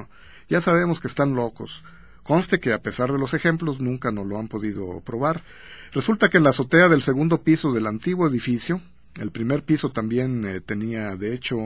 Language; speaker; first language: Spanish; native; Spanish